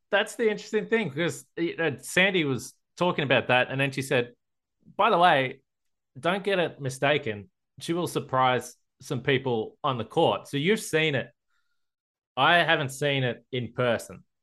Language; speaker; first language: English; native; English